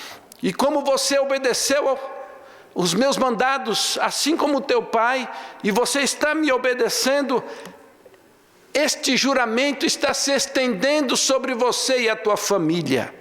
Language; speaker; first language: Portuguese; native; Portuguese